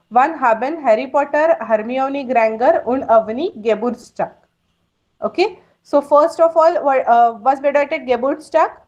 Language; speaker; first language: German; non-native, fluent; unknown